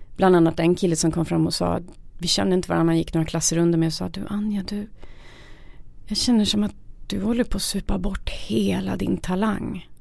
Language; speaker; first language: Swedish; native; Swedish